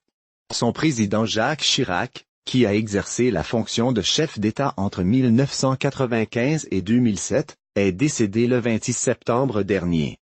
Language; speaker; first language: French; native; French